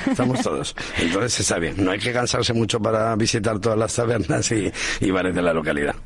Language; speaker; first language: Spanish; native; Spanish